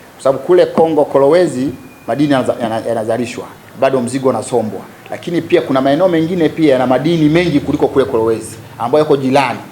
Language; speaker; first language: Swahili; native; Swahili